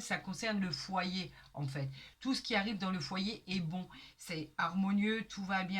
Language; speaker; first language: French; native; French